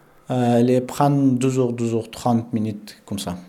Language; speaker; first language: French; non-native, learner; Pashto